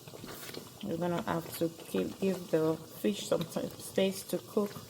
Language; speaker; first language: English; non-native, local second language; Yoruba